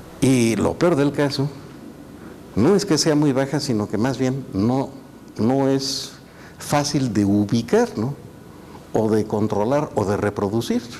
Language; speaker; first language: Spanish; native; Spanish